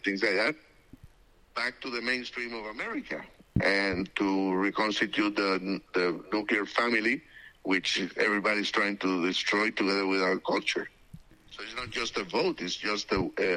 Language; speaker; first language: English; non-native, fluent; Spanish